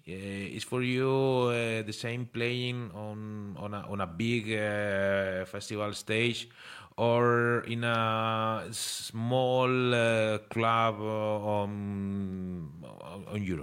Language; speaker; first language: English; non-native, learner; Spanish